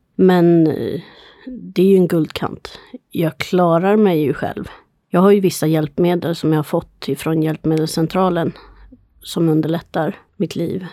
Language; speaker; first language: Swedish; native; Swedish